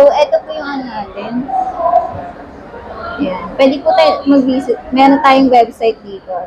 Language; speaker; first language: Filipino; native; Filipino